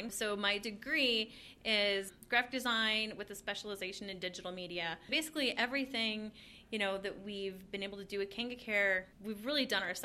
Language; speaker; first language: English; native; English